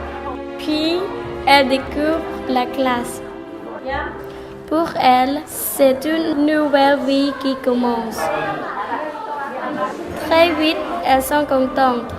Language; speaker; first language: French; non-native, learner; Khmer